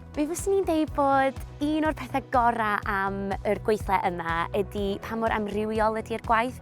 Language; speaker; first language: Welsh; non-native, local second language; English